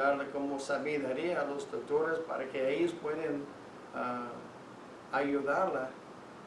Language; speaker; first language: Spanish; non-native, fluent; English